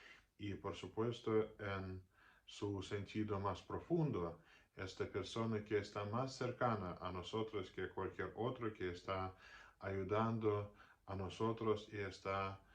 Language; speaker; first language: Spanish; non-native, fluent; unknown